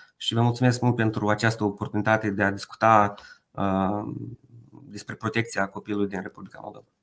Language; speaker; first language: Romanian; native; Romanian